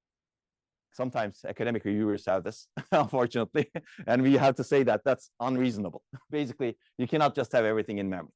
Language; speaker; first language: English; non-native, fluent; Turkish